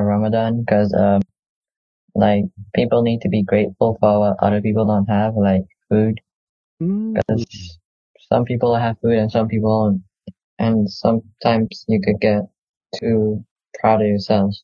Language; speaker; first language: English; non-native, local second language; Malay